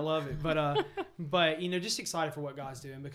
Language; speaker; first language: English; native; English